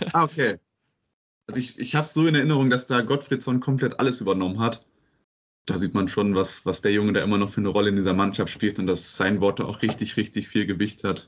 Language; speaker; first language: German; native; German